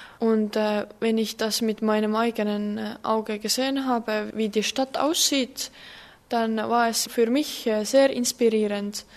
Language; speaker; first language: German; non-native, learner; Estonian